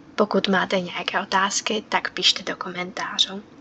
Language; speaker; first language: Czech; non-native, fluent; Ukrainian